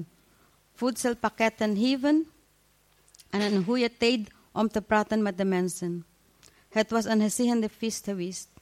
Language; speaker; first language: Dutch; non-native, fluent; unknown